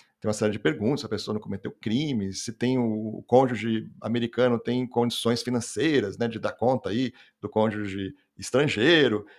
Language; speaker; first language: Portuguese; native; Portuguese